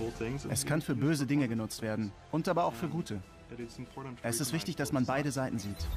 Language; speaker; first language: German; native; German